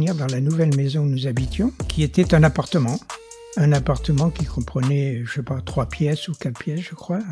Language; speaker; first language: French; native; French